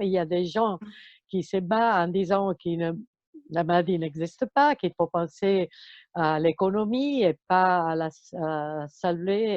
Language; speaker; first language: French; non-native, fluent; Italian